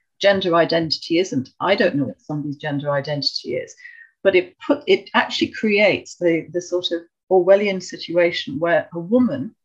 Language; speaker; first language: English; native; English